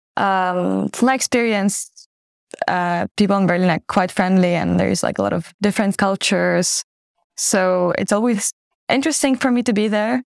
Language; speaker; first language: English; non-native, fluent; Ukrainian